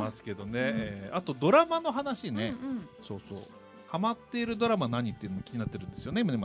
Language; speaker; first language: Japanese; native; Japanese